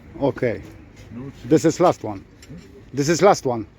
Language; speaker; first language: English; non-native, learner; Polish